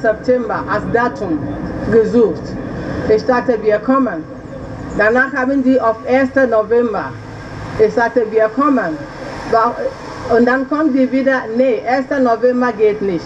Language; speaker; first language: German; non-native, learner; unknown